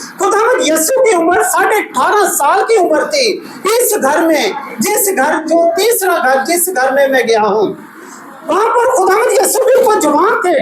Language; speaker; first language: Urdu; non-native, local second language; Punjabi